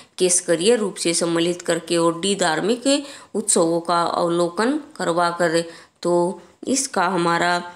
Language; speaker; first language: Hindi; native; Hindi